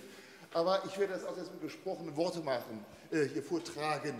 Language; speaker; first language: German; native; German